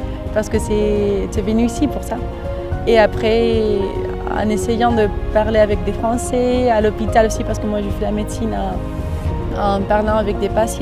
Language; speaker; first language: French; non-native, learner; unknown